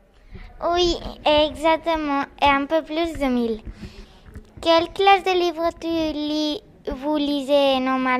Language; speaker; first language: French; non-native, learner; Spanish